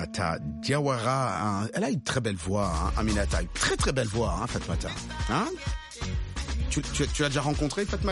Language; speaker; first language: French; non-native, local second language; Luba-Lulua